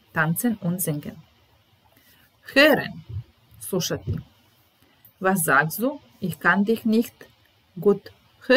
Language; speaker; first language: German; non-native, fluent; Serbian